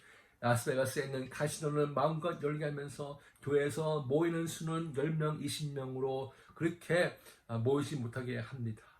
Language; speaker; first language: Korean; native; Korean